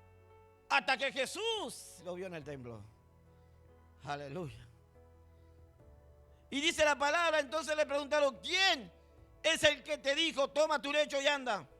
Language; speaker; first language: Spanish; native; Spanish